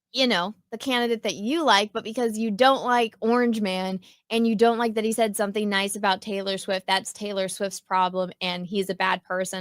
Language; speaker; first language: English; native; English